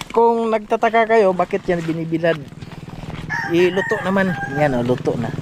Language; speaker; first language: Filipino; non-native, local second language; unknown